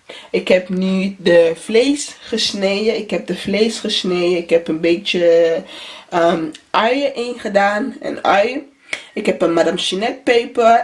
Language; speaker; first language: Dutch; non-native, fluent; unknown